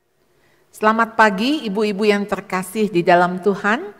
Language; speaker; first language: Indonesian; native; Indonesian